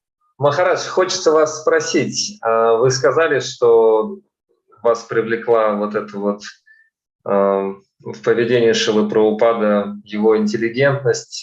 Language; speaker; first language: Russian; native; Russian